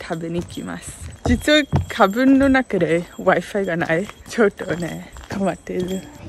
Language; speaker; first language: Japanese; non-native, fluent; English